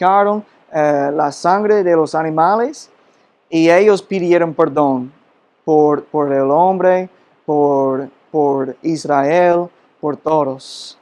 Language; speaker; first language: Spanish; non-native, fluent; English